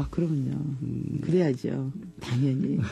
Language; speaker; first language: Korean; native; Korean